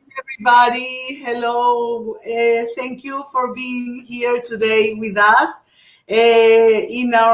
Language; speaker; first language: English; non-native, fluent; Portuguese